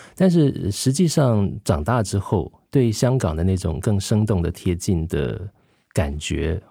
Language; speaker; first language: Chinese; native; Chinese